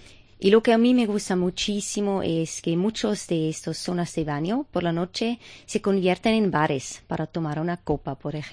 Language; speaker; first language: Spanish; non-native, fluent; German